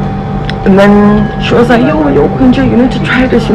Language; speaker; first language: English; non-native, local second language; Hausa